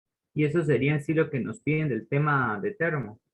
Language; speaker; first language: Spanish; native; Spanish